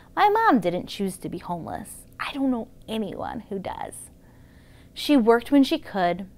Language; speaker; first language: English; native; English